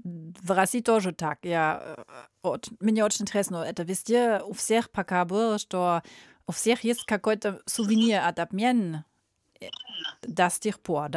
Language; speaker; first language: Russian; non-native, learner; German